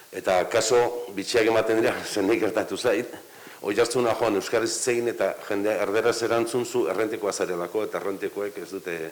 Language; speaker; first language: Basque; native; Basque